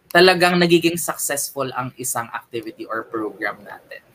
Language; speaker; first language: English; non-native, local second language; Filipino